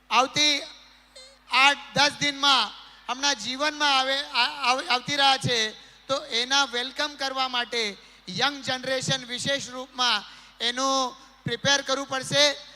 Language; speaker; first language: Gujarati; non-native, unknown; Marathi